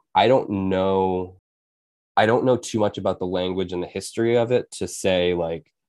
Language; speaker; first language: English; native; English